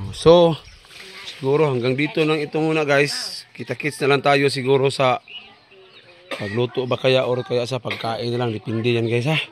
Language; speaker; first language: Filipino; non-native, local second language; Cebuano